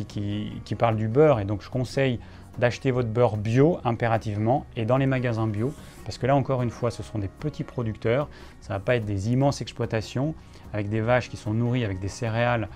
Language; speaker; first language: French; native; French